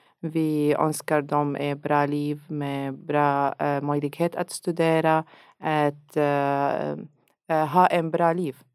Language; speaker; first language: Swedish; non-native, learner; Arabic